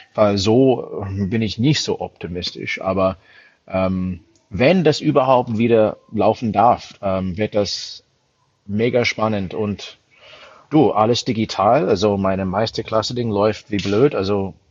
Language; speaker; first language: German; non-native, fluent; English